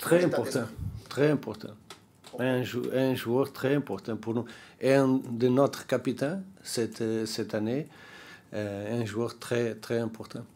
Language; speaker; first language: French; non-native, learner; Portuguese